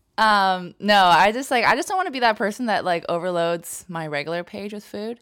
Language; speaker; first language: English; native; English